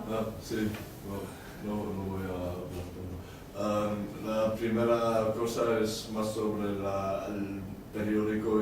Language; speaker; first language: Spanish; non-native, learner; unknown